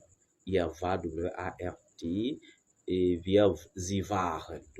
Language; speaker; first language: German; non-native, fluent; French